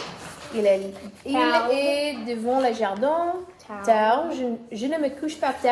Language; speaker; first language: French; non-native, learner; English